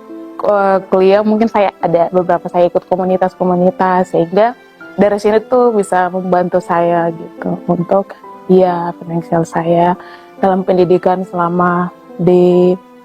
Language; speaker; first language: Indonesian; non-native, local second language; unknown